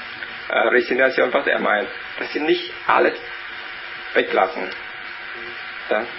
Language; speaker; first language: German; non-native, learner; Vietnamese